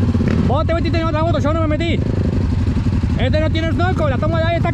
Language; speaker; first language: Spanish; native; Spanish